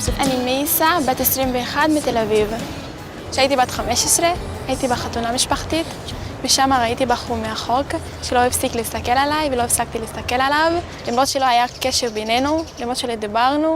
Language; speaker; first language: Hebrew; non-native, local second language; Arabic